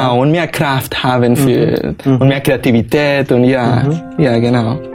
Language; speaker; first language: German; non-native, learner; Spanish